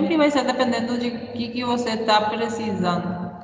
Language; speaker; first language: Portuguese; non-native, fluent; Spanish